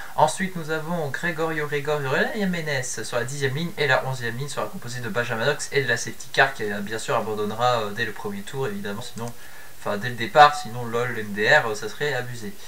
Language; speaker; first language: French; native; French